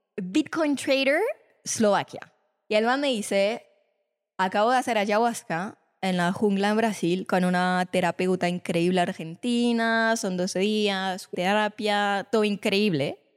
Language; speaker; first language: Spanish; non-native, fluent; French